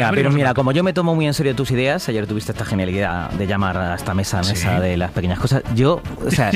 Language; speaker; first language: Spanish; native; Spanish